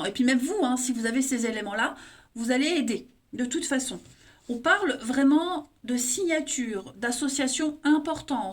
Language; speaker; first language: French; native; French